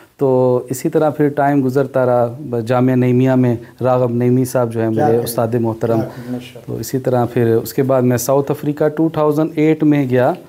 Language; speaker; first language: Urdu; native; Urdu